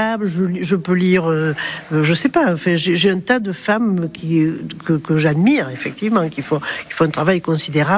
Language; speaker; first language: French; native; French